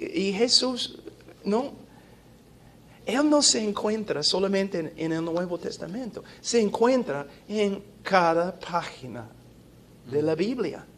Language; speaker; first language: Spanish; non-native, fluent; English